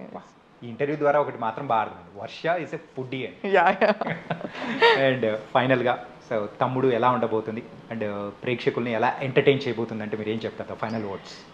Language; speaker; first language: Telugu; native; Telugu